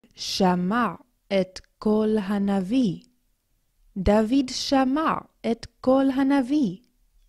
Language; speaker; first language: Hebrew; non-native, fluent; English